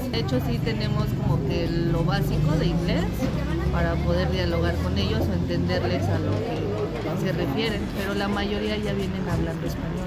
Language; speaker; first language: Spanish; native; Spanish